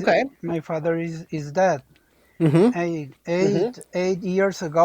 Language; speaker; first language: English; non-native, learner; Spanish